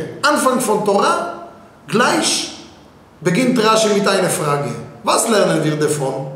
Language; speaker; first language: German; non-native, fluent; Hebrew